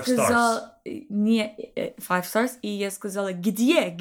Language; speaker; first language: Russian; non-native, learner; English